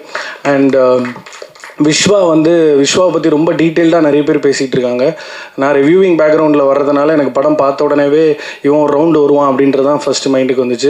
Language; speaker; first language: Tamil; native; Tamil